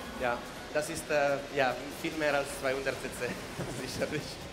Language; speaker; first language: German; non-native, fluent; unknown